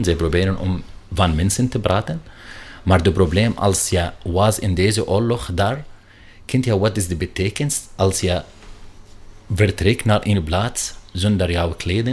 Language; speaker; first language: Dutch; non-native, learner; Arabic